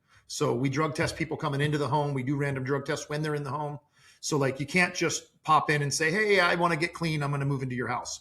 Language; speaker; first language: English; native; English